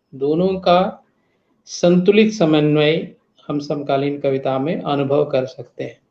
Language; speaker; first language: Hindi; non-native, local second language; Malayalam